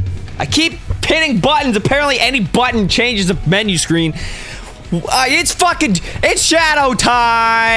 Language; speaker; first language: English; native; English